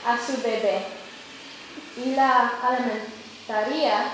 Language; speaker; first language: Spanish; non-native, learner; English